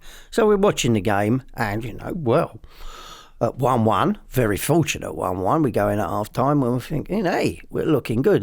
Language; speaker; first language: English; native; English